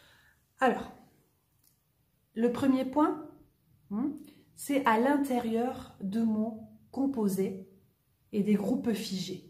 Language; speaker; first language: French; native; French